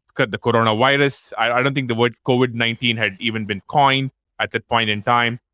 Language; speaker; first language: English; non-native, local second language; Tamil